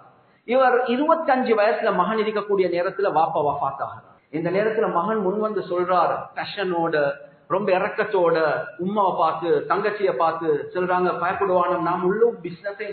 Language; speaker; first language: Tamil; native; Tamil